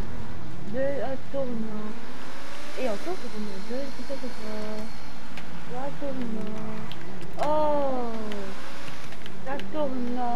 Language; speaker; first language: French; non-native, local second language; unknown